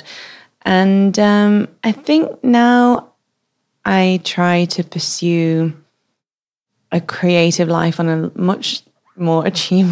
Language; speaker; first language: English; native; English